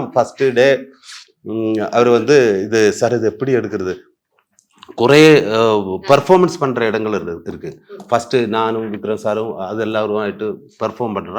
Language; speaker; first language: Tamil; non-native, learner; Malayalam